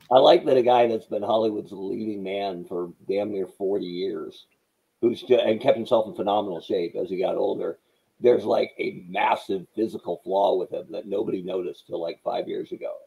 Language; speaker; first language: English; native; English